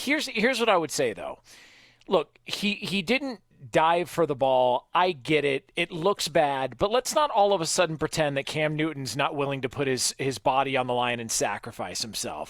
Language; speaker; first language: English; native; English